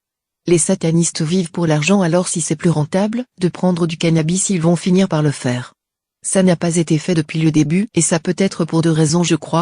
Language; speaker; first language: French; native; French